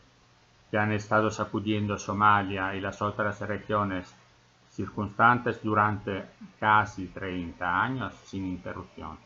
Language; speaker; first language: Spanish; non-native, fluent; Italian